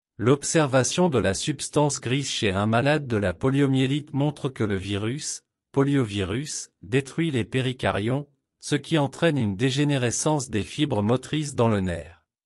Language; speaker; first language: French; non-native, local second language; Wolof